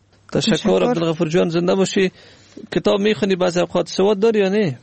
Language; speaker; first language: Persian; native; Persian